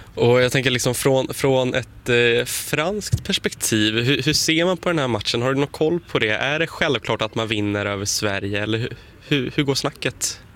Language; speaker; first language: Swedish; native; Swedish